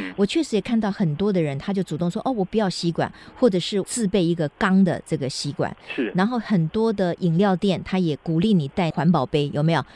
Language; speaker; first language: Chinese; native; Chinese